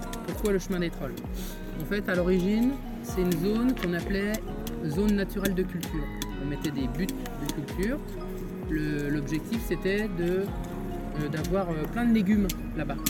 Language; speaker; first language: French; native; French